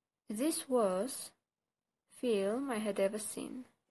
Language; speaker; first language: English; non-native, fluent; Armenian